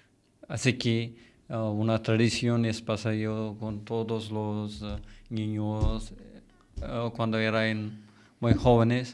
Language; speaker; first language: Spanish; non-native, learner; Tamil